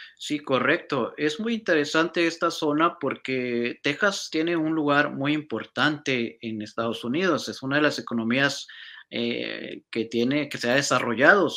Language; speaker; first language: Spanish; native; Spanish